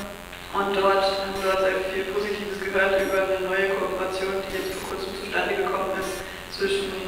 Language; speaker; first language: German; native; German